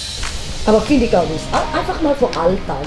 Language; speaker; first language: German; non-native, fluent; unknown